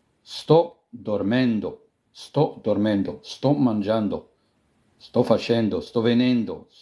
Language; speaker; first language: Italian; non-native, fluent; Arabic